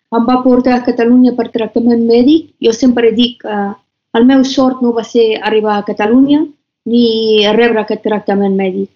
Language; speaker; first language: Catalan; non-native, fluent; Persian